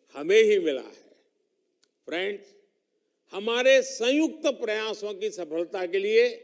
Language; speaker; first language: Hindi; non-native, local second language; Gujarati